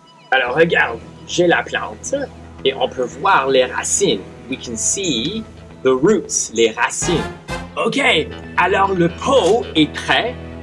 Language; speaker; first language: French; non-native, fluent; English